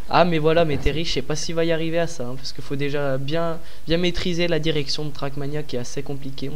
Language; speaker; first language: French; native; French